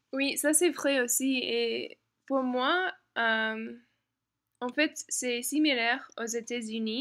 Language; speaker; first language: French; non-native, learner; English